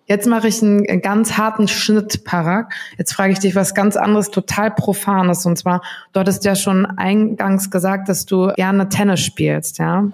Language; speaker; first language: German; native; German